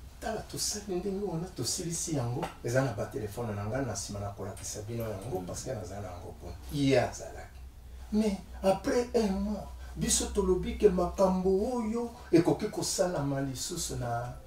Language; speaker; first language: Lingala; non-native, local second language; Luba-Lulua